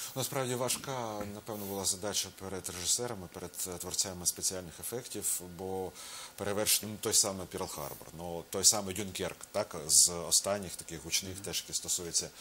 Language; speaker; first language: Ukrainian; native; Ukrainian